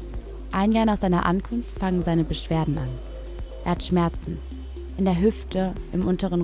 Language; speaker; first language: German; native; German